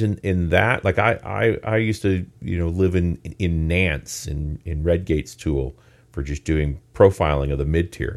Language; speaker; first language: English; native; English